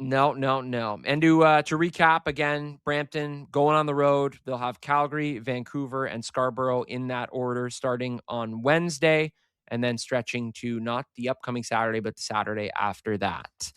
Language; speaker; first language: English; native; English